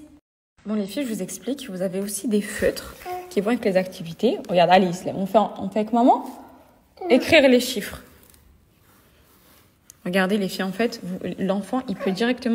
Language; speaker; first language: French; native; French